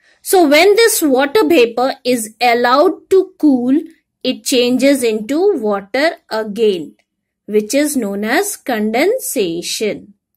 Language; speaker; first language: English; non-native, local second language; Hindi